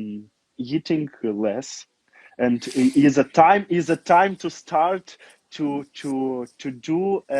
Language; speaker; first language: English; non-native, learner; Romanian